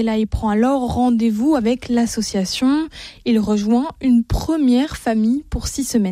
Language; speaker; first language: French; native; French